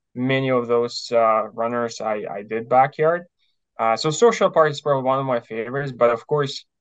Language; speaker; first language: English; non-native, fluent; Ukrainian